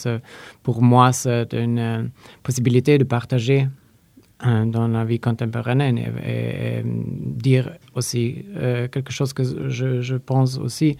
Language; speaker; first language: French; non-native, learner; Polish